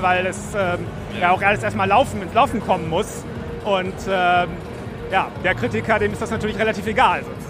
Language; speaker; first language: German; native; German